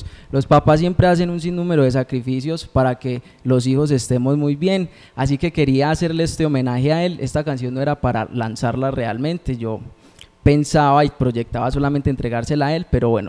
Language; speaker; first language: Spanish; native; Spanish